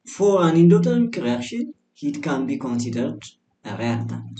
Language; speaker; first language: English; non-native, local second language; Amharic